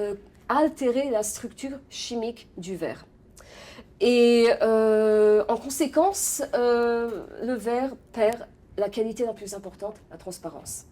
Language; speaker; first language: French; non-native, fluent; Polish